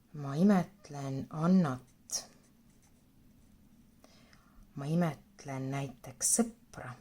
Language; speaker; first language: Estonian; non-native, local second language; Russian